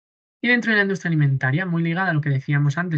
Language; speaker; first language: Spanish; native; Spanish